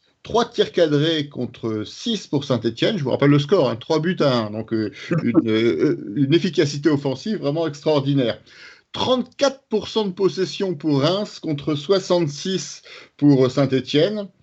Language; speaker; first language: French; native; French